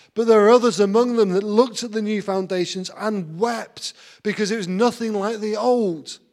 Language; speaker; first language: English; native; English